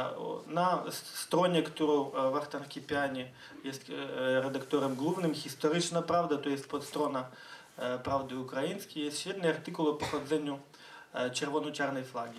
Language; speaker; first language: Polish; non-native, fluent; Ukrainian